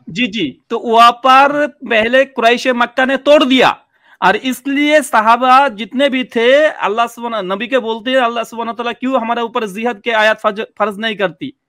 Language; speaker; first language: Hindi; non-native, local second language; Bangla